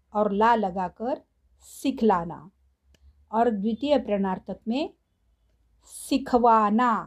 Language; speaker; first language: Hindi; non-native, local second language; Marathi